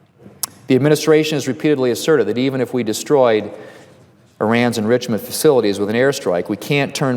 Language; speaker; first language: English; native; English